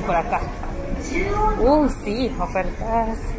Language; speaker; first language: Spanish; native; Spanish